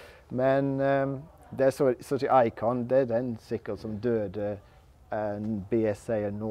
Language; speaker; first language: Swedish; non-native, learner; English